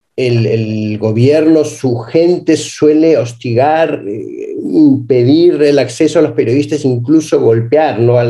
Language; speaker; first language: Spanish; native; Spanish